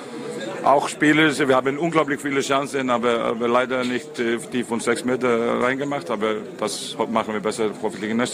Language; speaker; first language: German; non-native, fluent; Icelandic